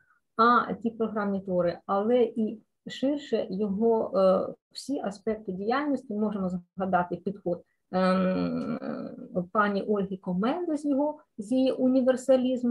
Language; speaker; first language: Ukrainian; native; Ukrainian